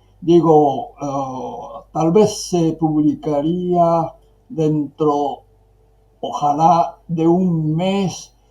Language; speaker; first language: Spanish; non-native, fluent; Japanese